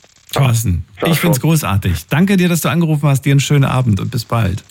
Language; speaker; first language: German; native; German